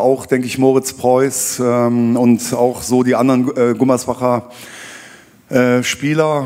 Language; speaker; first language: German; native; German